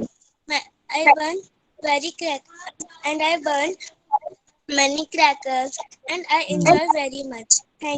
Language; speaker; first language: English; non-native, learner; Hindi